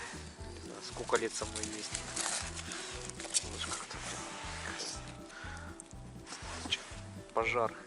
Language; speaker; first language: Russian; native; Russian